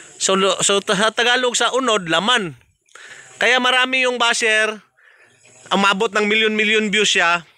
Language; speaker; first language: Filipino; non-native, local second language; Cebuano